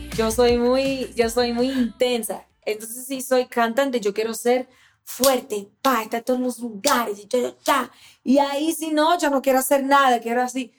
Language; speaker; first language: Spanish; non-native, fluent; Portuguese